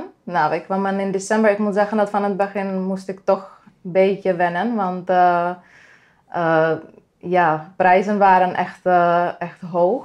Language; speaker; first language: Dutch; non-native, fluent; Czech